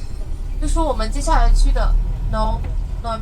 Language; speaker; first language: Chinese; native; Chinese